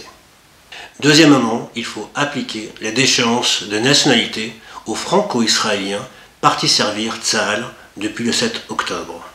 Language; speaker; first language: French; native; French